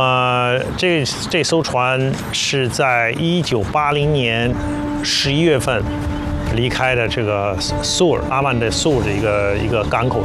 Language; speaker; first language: Chinese; early bilingual, other home language; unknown